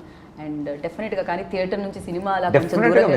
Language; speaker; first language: Telugu; native; Telugu